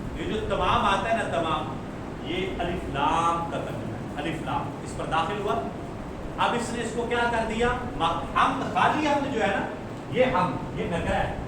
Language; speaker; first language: Urdu; non-native, local second language; Punjabi